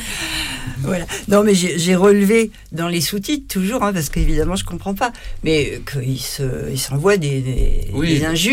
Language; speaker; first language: French; native; French